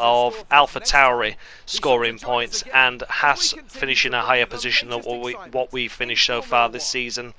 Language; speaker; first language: English; native; English